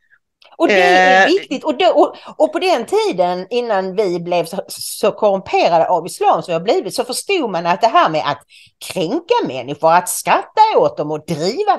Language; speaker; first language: Swedish; native; Swedish